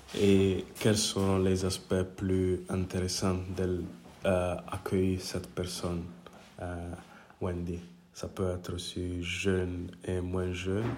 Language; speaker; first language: French; non-native, learner; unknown